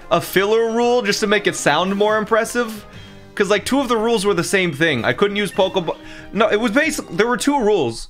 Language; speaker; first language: English; native; English